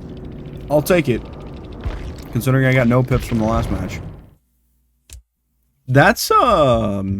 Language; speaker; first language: English; native; English